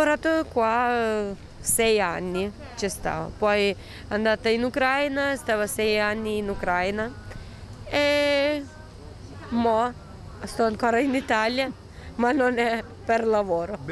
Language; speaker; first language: Italian; non-native, learner; Ukrainian